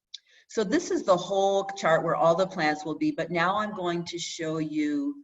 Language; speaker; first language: English; native; English